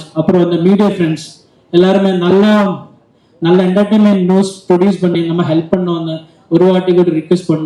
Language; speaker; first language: Tamil; non-native, learner; Malayalam